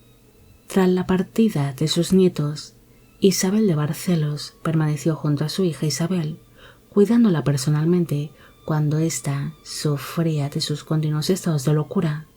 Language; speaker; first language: Spanish; native; Spanish